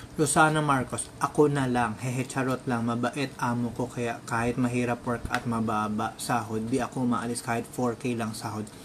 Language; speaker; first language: Filipino; native; Filipino